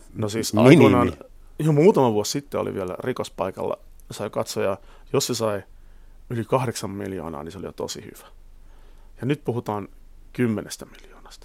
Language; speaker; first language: Finnish; native; Finnish